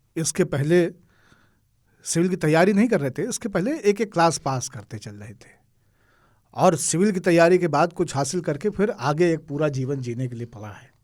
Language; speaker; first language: Hindi; native; Hindi